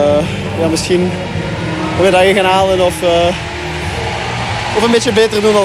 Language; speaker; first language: Dutch; non-native, local second language; French